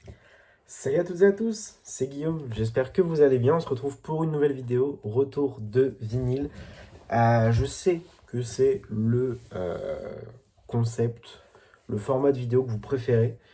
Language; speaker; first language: French; native; French